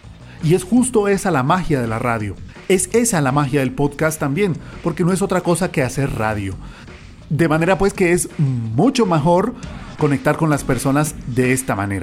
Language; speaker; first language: Spanish; native; Spanish